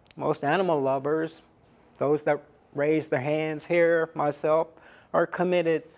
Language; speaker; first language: English; non-native, fluent; Estonian